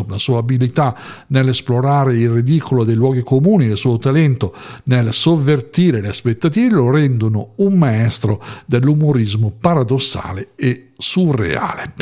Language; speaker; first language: Italian; native; Italian